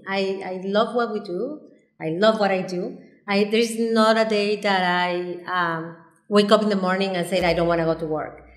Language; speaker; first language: English; non-native, fluent; Spanish